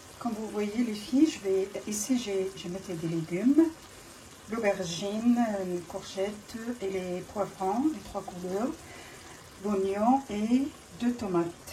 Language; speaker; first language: French; non-native, local second language; Arabic